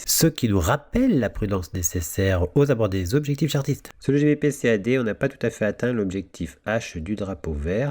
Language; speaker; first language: French; native; French